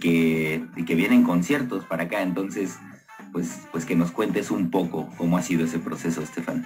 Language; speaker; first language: Spanish; native; Spanish